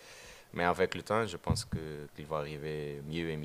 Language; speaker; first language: French; non-native, learner; Portuguese